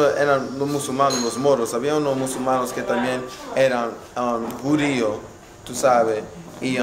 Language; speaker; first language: Spanish; non-native, learner; English